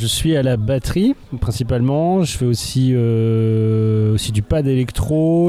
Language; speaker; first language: French; native; French